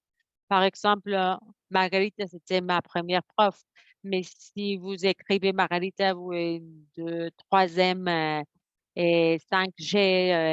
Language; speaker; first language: French; non-native, fluent; Spanish